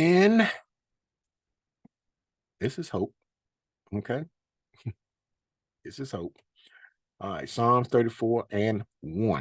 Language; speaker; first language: English; native; English